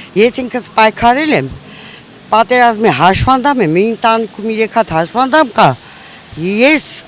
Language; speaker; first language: Armenian; native; Armenian